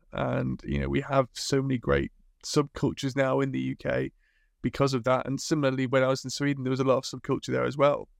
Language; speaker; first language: English; native; English